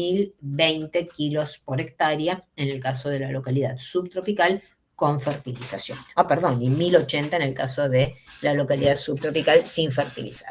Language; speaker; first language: Spanish; native; Spanish